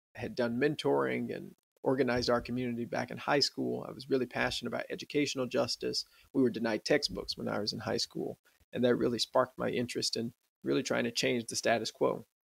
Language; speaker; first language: English; native; English